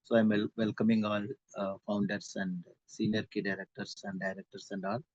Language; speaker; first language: English; non-native, local second language; Tamil